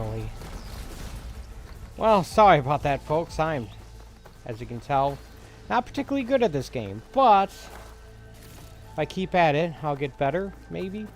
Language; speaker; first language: English; native; English